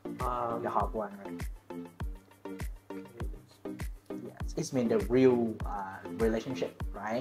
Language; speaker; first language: English; non-native, learner; Vietnamese